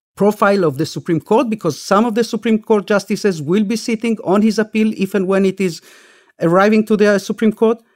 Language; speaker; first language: English; early bilingual, other home language; Spanish